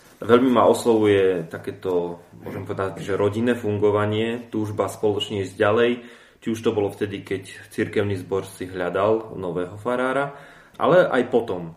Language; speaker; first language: Slovak; native; Slovak